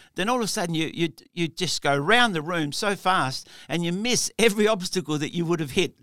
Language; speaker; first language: English; early bilingual, other home language; Italian